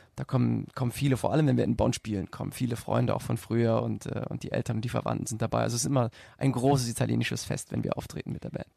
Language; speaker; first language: German; native; German